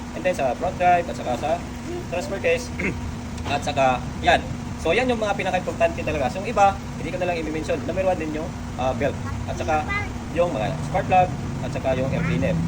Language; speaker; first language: Filipino; non-native, local second language; Cebuano